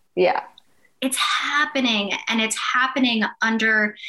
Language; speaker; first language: English; native; English